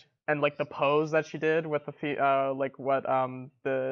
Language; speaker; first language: English; native; English